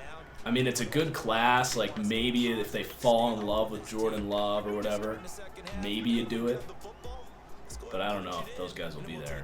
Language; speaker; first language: English; native; English